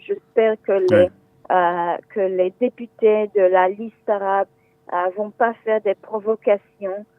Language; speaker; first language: French; non-native, fluent; Hebrew